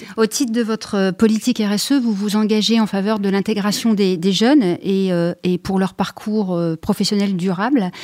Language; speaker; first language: French; native; French